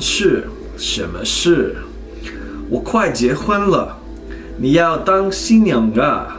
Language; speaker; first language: Chinese; non-native, learner; English